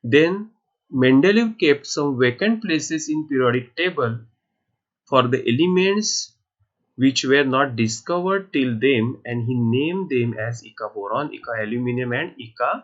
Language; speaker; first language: English; non-native, local second language; Marathi